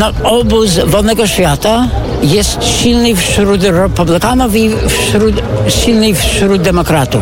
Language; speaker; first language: Polish; non-native, fluent; English